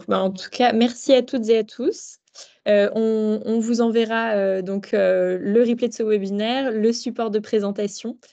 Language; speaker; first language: French; native; French